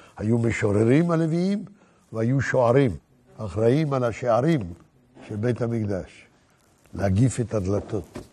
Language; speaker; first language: Hebrew; native; Hebrew